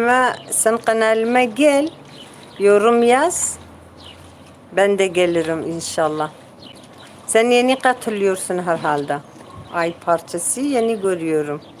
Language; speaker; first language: Turkish; non-native, local second language; Kurdish